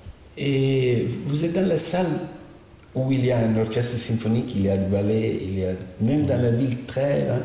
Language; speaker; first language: French; non-native, fluent; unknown